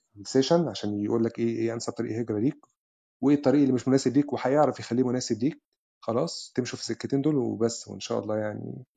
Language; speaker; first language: Arabic; native; Arabic